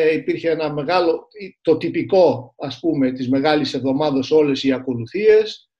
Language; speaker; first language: Greek; early bilingual, other home language; Turkish